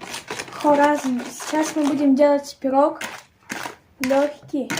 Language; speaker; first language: Russian; non-native, local second language; Tajik